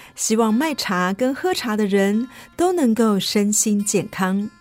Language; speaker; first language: Chinese; native; Chinese